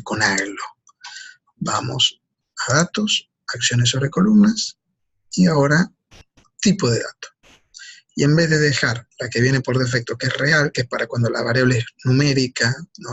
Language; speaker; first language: Spanish; native; Spanish